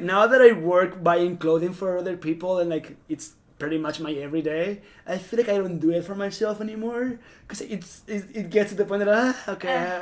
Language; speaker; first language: English; non-native, fluent; Spanish